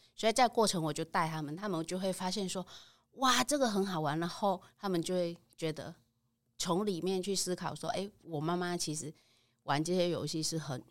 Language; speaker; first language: Chinese; non-native, fluent; Vietnamese